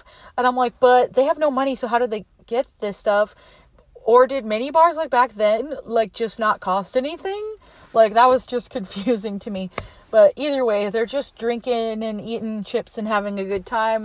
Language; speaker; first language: English; native; English